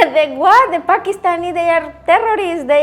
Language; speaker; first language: English; non-native, learner; Spanish